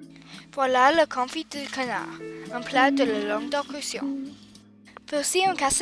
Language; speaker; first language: French; non-native, learner; English